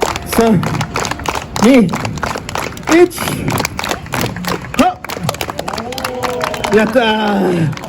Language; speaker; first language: Japanese; non-native, learner; English